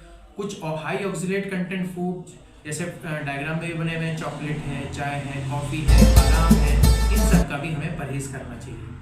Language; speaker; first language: Hindi; native; Hindi